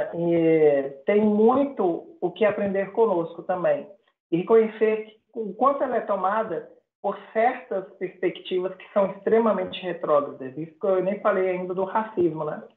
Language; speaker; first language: Portuguese; native; Portuguese